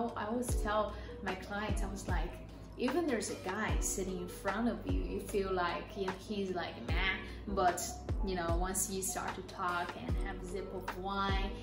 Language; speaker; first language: English; non-native, fluent; Chinese